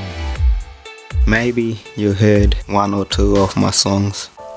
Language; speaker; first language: English; native; English